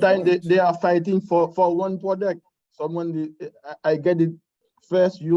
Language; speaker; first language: English; non-native, learner; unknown